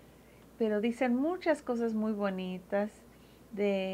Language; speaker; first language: Spanish; early bilingual, heritage; Spanish